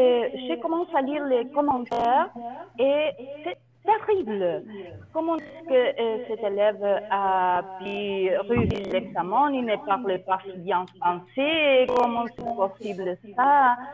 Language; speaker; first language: French; non-native, learner; Spanish